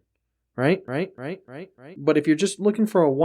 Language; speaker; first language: English; native; English